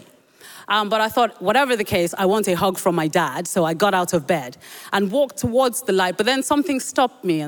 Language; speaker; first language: English; non-native, local second language; Yoruba